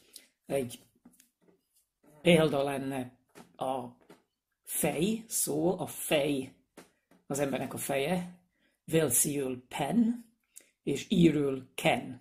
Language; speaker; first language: Hungarian; non-native, fluent; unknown